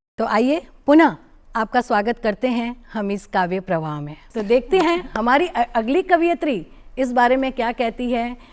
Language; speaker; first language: Hindi; native; Hindi